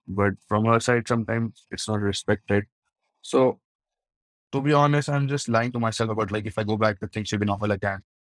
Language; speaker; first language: English; non-native, local second language; Hindi